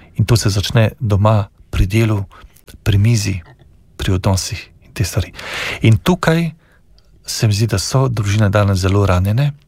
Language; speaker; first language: Slovenian; native; Slovenian